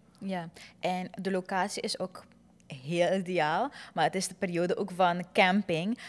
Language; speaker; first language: Dutch; non-native, local second language; Papiamento